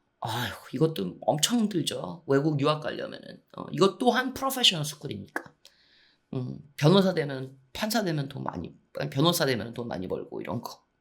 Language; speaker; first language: Korean; early bilingual, heritage; Korean